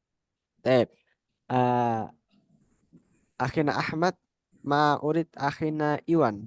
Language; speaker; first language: Arabic; non-native, fluent; Indonesian